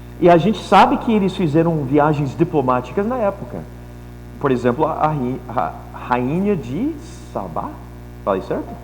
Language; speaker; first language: Portuguese; non-native, fluent; English